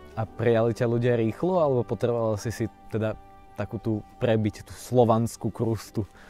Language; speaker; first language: Slovak; native; Slovak